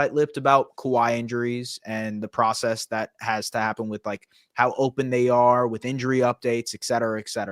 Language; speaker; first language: English; native; English